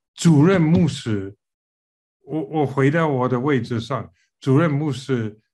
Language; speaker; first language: Chinese; non-native, fluent; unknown